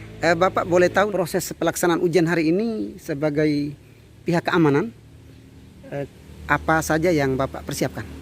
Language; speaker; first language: Indonesian; native; Indonesian